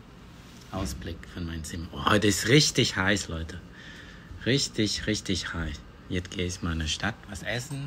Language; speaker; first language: German; non-native, fluent; Vietnamese